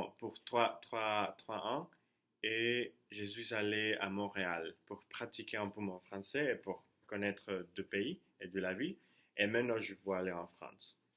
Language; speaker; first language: French; non-native, learner; Spanish